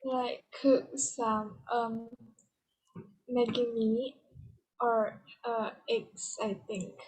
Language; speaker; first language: English; non-native, learner; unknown